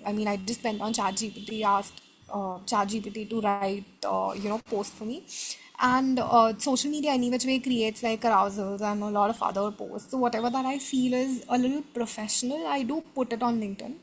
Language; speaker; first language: English; non-native, local second language; Hindi